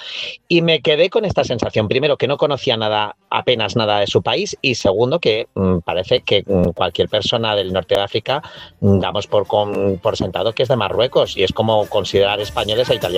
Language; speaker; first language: Spanish; native; Spanish